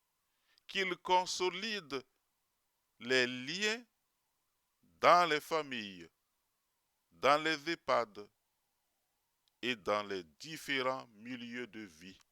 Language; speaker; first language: French; native; French